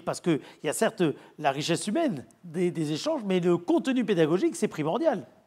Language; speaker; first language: French; native; French